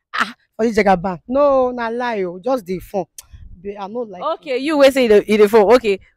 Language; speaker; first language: English; non-native, local second language; Igbo